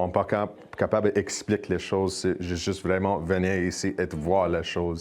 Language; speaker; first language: French; non-native, learner; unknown